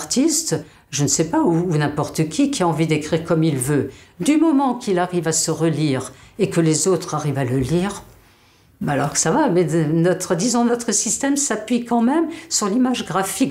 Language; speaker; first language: French; native; French